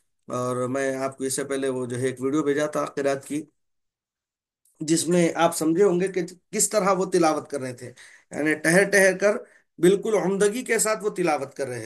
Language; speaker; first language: Urdu; native; Urdu